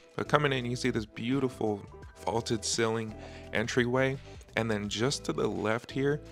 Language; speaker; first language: English; native; English